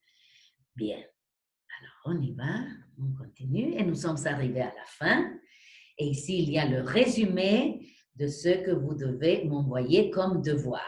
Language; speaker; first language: French; non-native, fluent; Spanish